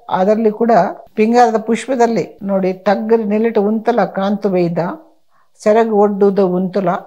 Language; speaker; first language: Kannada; non-native, local second language; Tulu